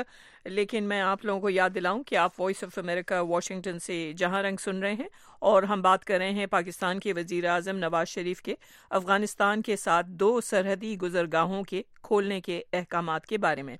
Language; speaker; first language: Urdu; native; Urdu